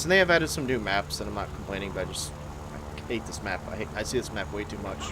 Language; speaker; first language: English; native; English